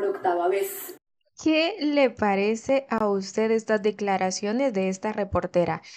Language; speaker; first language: Spanish; native; Spanish